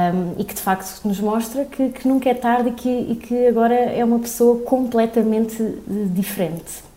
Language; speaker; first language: Portuguese; native; Portuguese